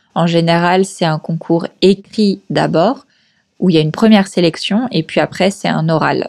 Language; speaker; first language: French; native; French